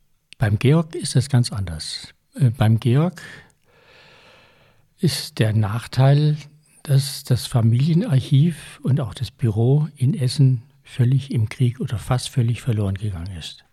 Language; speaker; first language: German; native; German